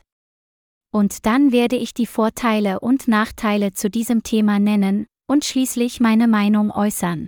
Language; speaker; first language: German; non-native, fluent; Vietnamese